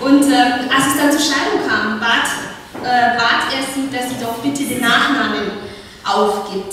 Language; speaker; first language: German; non-native, fluent; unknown